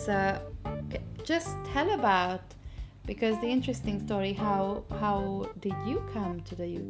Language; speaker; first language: English; non-native, fluent; Hungarian